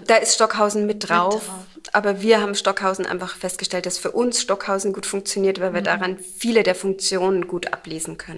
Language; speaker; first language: German; native; German